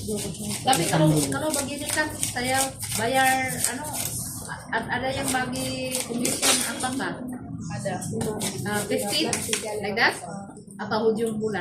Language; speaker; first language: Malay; non-native, fluent; Filipino